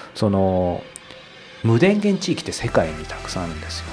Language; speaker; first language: Japanese; native; Japanese